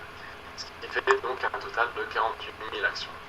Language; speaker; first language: French; native; French